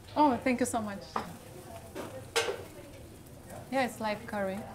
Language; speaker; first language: English; non-native, fluent; Lithuanian